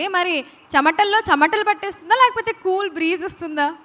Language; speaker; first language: Telugu; native; Telugu